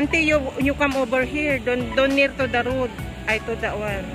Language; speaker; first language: English; non-native, learner; Filipino